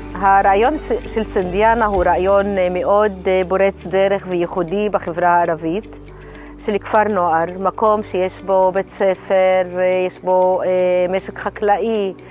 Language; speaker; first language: Hebrew; non-native, local second language; Arabic